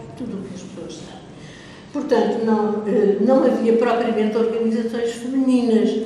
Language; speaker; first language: Portuguese; native; Portuguese